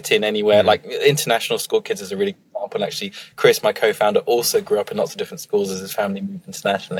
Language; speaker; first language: English; native; English